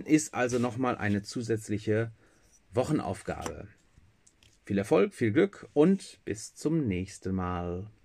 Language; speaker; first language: German; native; German